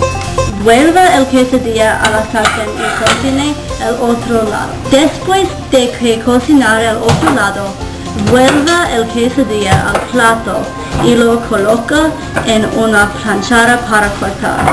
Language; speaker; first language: Spanish; non-native, learner; English